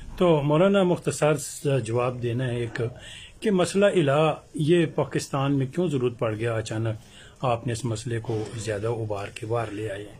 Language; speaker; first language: Urdu; non-native, local second language; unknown